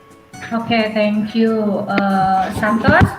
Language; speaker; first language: English; non-native, learner; Indonesian